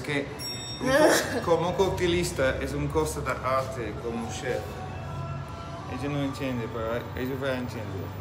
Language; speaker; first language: Spanish; non-native, learner; English